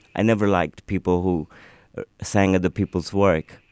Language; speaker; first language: English; non-native, local second language; Urdu